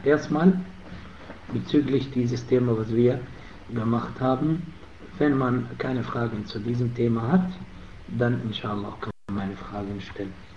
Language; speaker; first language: German; non-native, fluent; Arabic